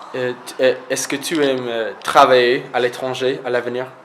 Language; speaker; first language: French; non-native, learner; English